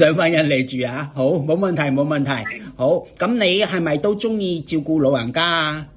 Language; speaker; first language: Cantonese; native; Cantonese